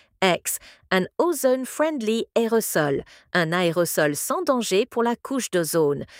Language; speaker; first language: French; native; French